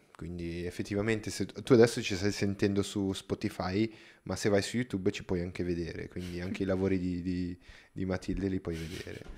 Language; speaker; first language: Italian; non-native, fluent; Portuguese